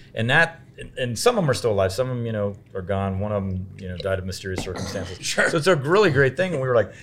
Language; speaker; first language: English; native; English